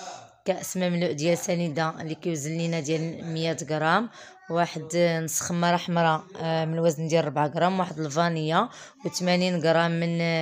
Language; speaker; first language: Arabic; native; Arabic